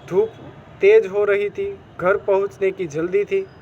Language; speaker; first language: Hindi; non-native, local second language; Gujarati